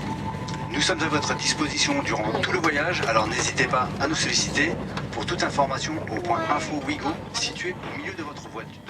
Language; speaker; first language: French; native; French